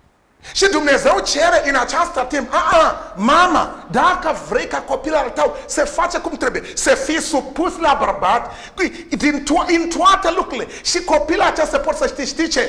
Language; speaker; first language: Romanian; non-native, learner; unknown